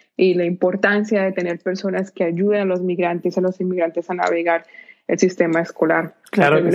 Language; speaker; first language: Spanish; native; Spanish